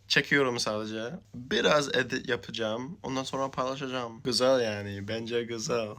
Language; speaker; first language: Turkish; early bilingual, heritage; Turkish